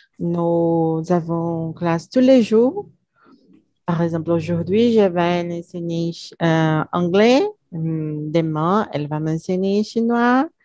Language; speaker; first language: French; non-native, learner; Portuguese